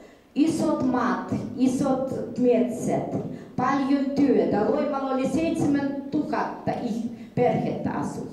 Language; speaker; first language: Finnish; early bilingual, heritage; Finnish